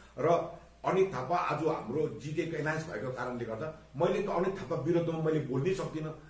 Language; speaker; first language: Nepali; native; Nepali